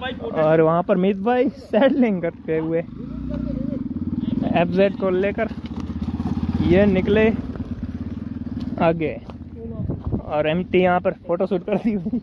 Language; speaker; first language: Hindi; non-native, local second language; Gujarati